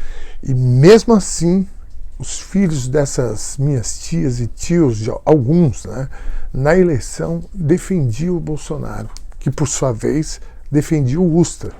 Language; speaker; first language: Portuguese; native; Portuguese